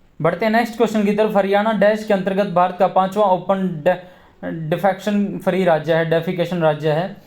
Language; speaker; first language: Hindi; native; Hindi